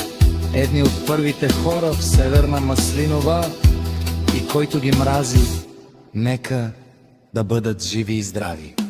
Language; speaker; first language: Bulgarian; non-native, local second language; Romany